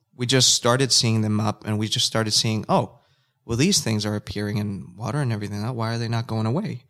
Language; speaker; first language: English; non-native, fluent; Spanish